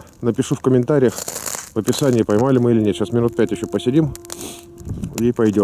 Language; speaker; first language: Russian; native; Russian